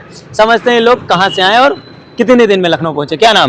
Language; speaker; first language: Hindi; native; Hindi